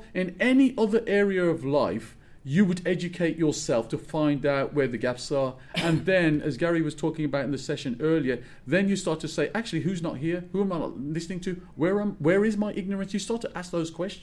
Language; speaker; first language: English; native; English